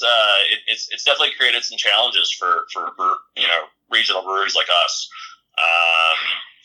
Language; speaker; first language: English; native; English